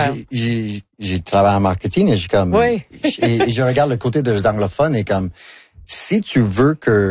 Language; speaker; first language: French; non-native, local second language; English